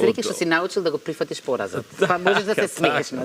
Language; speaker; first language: Macedonian; native; Macedonian